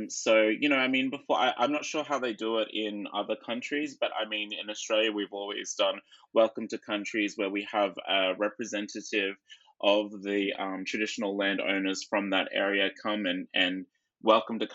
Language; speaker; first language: English; native; English